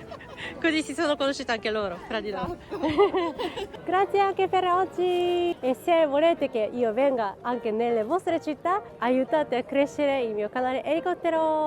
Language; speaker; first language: Italian; non-native, fluent; Japanese